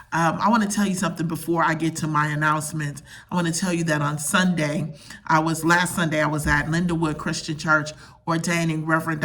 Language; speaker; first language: English; native; English